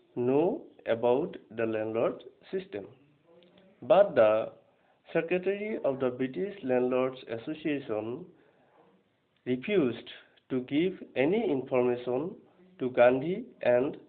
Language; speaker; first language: English; non-native, local second language; Assamese